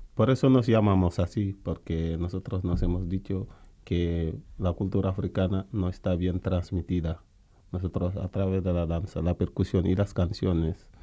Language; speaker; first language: Spanish; non-native, fluent; Wolof